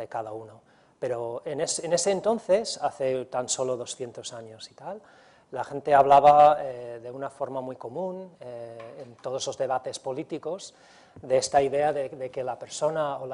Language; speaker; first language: Spanish; non-native, fluent; English